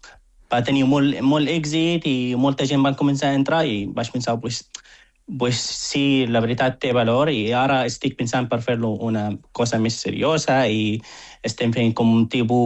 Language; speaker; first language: Catalan; non-native, fluent; Arabic